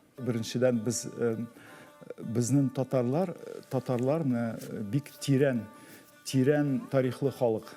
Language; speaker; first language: Tatar; native; Tatar